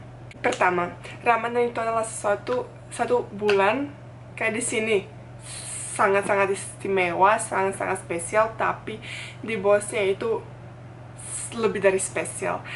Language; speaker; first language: Indonesian; non-native, fluent; Bosnian